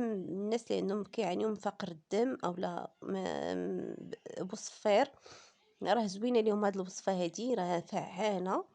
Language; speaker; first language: Arabic; native; Arabic